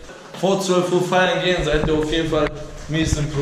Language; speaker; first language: German; early bilingual, other home language; Turkish